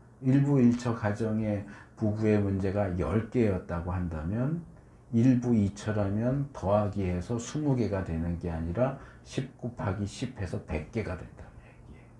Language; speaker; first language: Korean; native; Korean